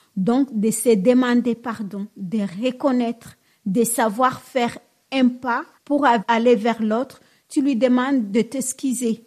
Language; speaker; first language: French; non-native, local second language; Swahili